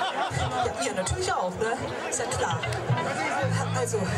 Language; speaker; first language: German; native; German